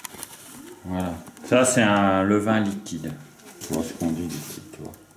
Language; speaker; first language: French; native; French